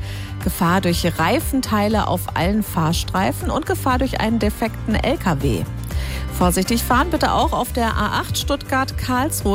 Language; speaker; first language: German; native; German